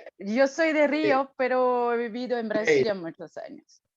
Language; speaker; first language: Spanish; non-native, fluent; Portuguese